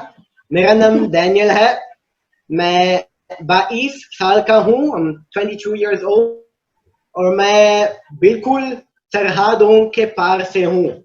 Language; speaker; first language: Hindi; non-native, learner; Italian